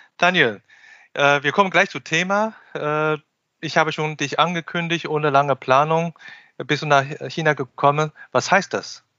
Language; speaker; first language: German; non-native, fluent; Chinese